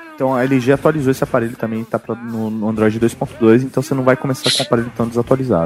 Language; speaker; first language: Portuguese; native; Portuguese